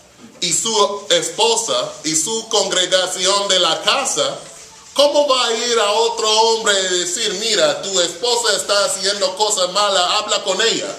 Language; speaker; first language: Spanish; non-native, fluent; English